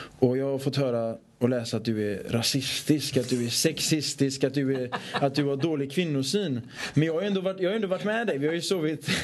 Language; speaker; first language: Swedish; early bilingual, other home language; Persian